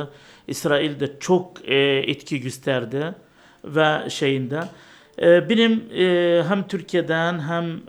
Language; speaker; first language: Turkish; non-native, learner; Arabic